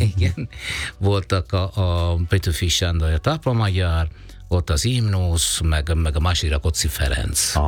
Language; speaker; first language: Hungarian; non-native, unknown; Italian